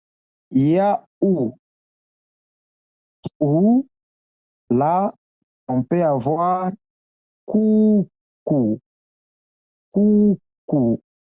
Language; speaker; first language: French; non-native, local second language; Swahili